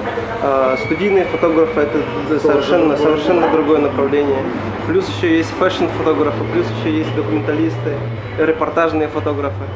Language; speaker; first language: Russian; native; Russian